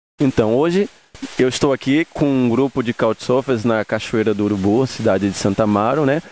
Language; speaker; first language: Portuguese; native; Portuguese